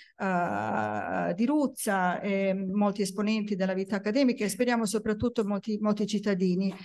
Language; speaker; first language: Italian; non-native, fluent; Bosnian